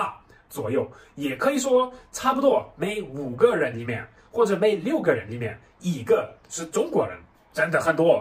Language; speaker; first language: Chinese; non-native, fluent; German